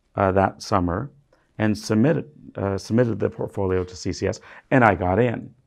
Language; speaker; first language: English; native; English